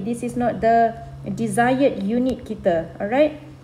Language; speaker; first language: English; non-native, local second language; Malay